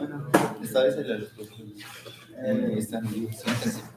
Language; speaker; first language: Spanish; native; Spanish